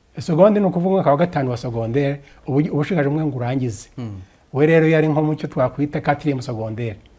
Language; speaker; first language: Kinyarwanda; early bilingual, heritage; Kinyarwanda